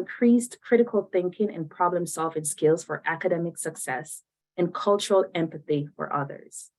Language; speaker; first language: English; native; English